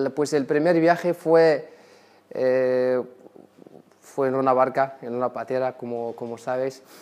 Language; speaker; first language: Spanish; non-native, fluent; Arabic